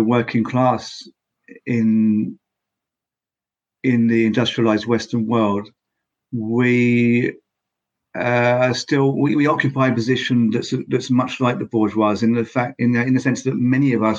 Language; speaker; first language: English; native; English